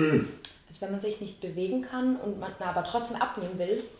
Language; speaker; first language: German; native; German